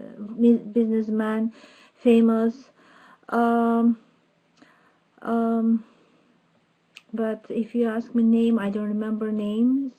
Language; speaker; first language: English; non-native, learner; Turkish